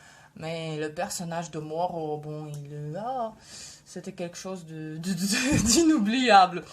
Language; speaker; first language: French; non-native, fluent; Russian